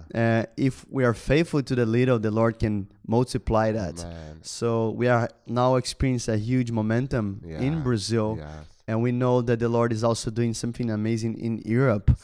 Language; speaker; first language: English; non-native, fluent; Portuguese